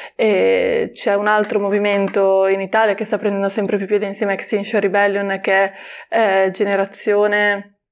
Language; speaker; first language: Italian; native; Italian